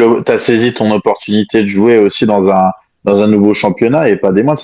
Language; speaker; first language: French; native; French